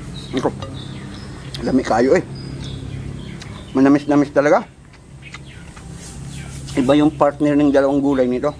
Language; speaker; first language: Filipino; native; Filipino